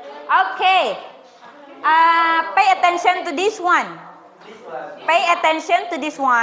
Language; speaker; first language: English; non-native, fluent; Indonesian